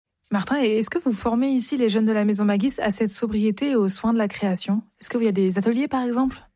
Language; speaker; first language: French; native; French